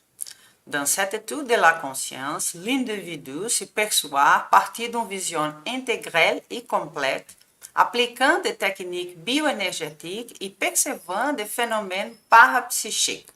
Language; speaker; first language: French; non-native, fluent; Portuguese